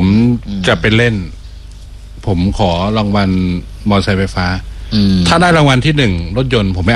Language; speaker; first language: Thai; native; Thai